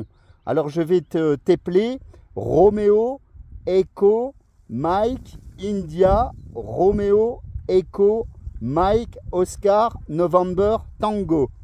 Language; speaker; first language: French; native; French